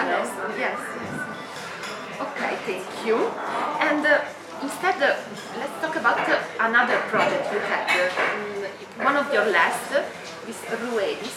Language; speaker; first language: English; non-native, fluent; Italian